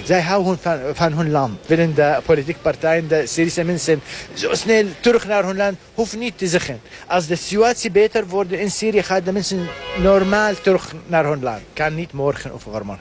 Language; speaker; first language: Dutch; non-native, learner; Arabic